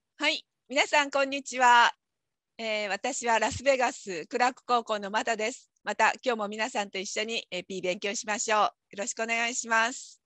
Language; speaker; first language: Japanese; native; Japanese